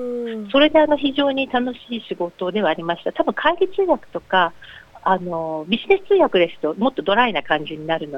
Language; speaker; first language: Japanese; native; Japanese